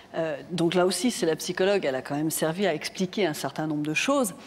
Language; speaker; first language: French; native; French